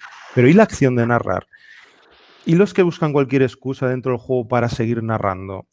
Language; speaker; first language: Spanish; native; Spanish